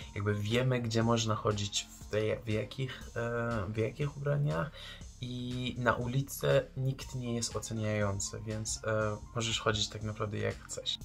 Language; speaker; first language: Polish; non-native, fluent; Persian